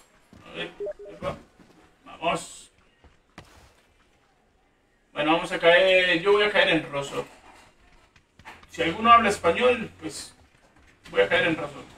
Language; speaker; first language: Spanish; native; Spanish